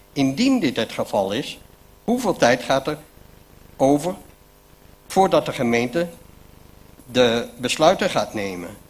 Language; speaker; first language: Dutch; native; Dutch